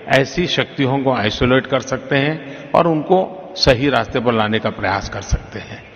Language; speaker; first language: Hindi; non-native, local second language; Gujarati